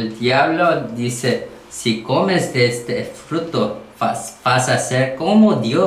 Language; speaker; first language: Spanish; non-native, learner; Korean